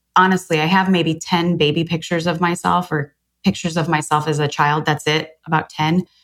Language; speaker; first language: English; native; English